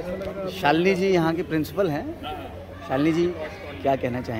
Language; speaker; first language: Hindi; native; Hindi